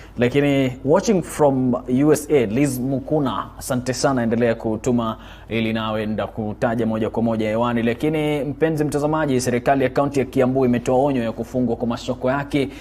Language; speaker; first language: Swahili; non-native, local second language; Kalenjin